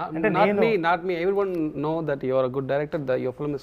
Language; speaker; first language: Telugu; non-native, learner; Tamil